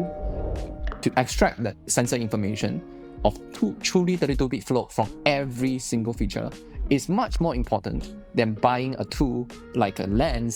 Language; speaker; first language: English; non-native, fluent; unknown